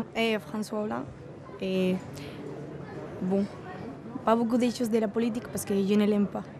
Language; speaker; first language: French; non-native, learner; Spanish